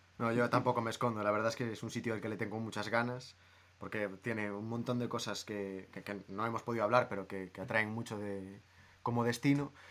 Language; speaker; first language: Spanish; native; Spanish